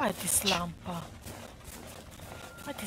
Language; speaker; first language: English; non-native, learner; Hungarian